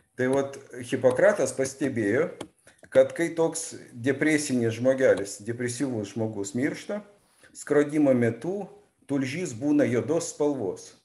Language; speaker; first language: Lithuanian; non-native, local second language; Russian